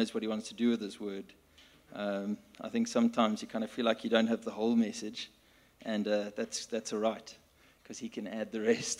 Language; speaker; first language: English; native; English